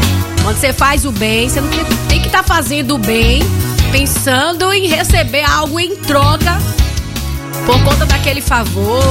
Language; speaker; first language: Portuguese; native; Portuguese